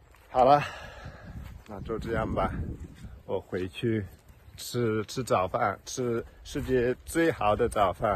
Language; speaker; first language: Chinese; non-native, fluent; English